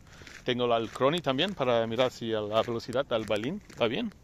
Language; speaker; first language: Spanish; non-native, fluent; English